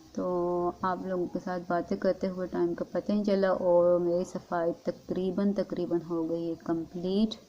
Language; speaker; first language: Urdu; non-native, local second language; Northern Hindko